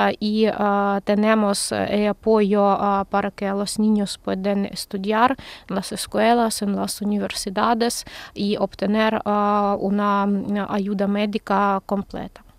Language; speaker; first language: Spanish; non-native, learner; Ukrainian